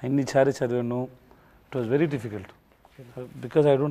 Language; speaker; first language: Telugu; non-native, learner; Tamil